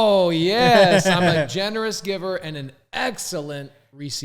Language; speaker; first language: English; native; English